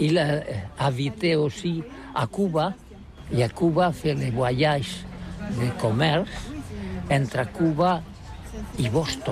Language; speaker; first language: French; non-native, learner; Catalan